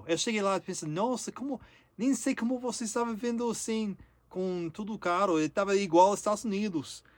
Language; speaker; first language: Portuguese; non-native, learner; English